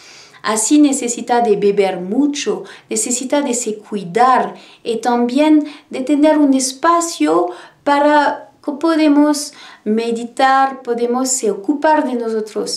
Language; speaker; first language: Spanish; non-native, learner; French